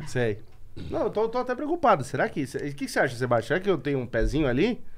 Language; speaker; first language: Portuguese; native; Portuguese